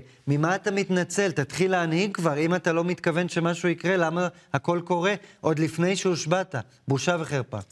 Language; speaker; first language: Hebrew; native; Hebrew